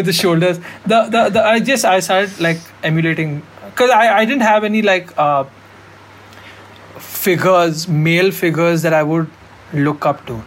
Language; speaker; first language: English; non-native, local second language; Hindi